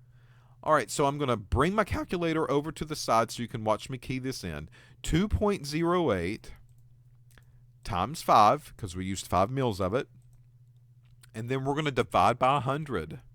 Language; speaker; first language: English; native; English